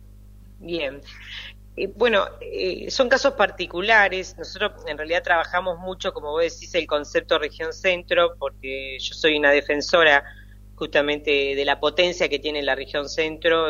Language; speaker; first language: Spanish; native; Spanish